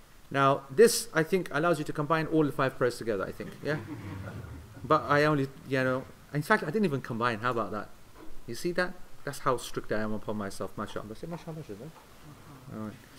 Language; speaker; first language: English; native; English